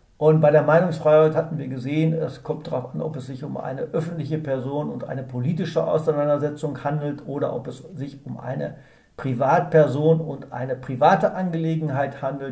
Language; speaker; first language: German; native; German